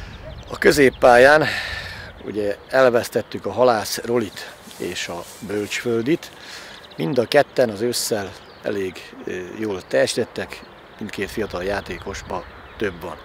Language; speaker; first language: Hungarian; native; Hungarian